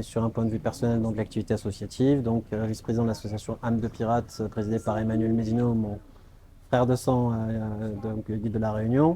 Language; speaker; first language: French; native; French